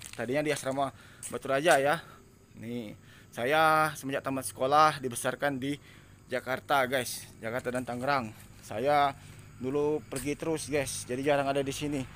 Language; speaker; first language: Indonesian; native; Indonesian